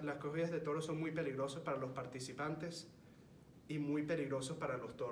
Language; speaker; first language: Spanish; early bilingual, heritage; Spanish